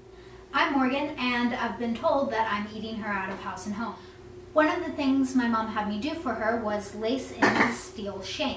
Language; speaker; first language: English; native; English